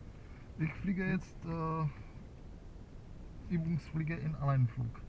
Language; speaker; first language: German; non-native, learner; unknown